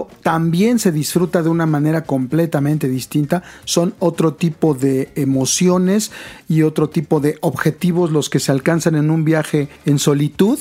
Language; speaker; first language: Spanish; native; Spanish